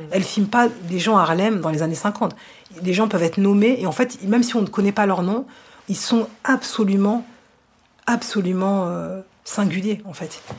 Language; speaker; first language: French; native; French